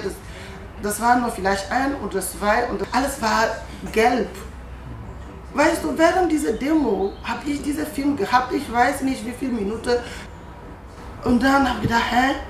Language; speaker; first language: German; non-native, fluent; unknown